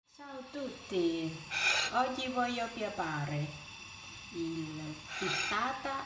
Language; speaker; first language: Italian; non-native, learner; Thai